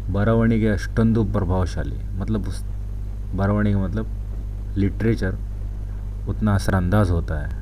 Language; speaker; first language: Urdu; non-native, local second language; Kannada